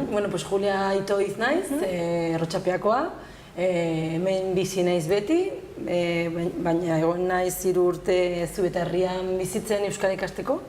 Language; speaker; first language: Basque; non-native, local second language; Spanish